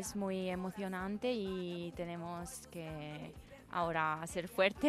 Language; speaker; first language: Spanish; non-native, learner; Italian